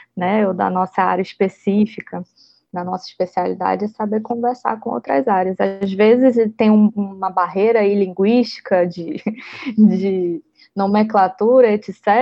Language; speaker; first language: Portuguese; native; Portuguese